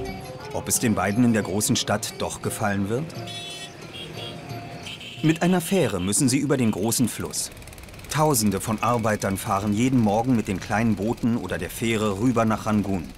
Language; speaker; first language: German; native; German